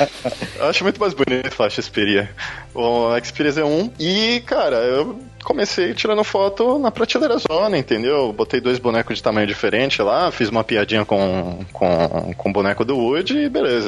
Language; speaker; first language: Portuguese; native; Portuguese